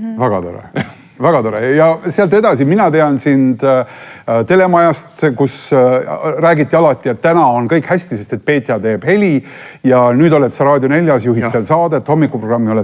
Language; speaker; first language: Estonian; native; Estonian